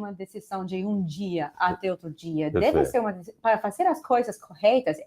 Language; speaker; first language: Portuguese; non-native, fluent; Spanish